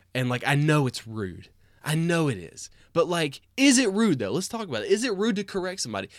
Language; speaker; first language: English; native; English